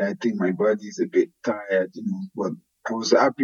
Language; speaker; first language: English; non-native, local second language; Yoruba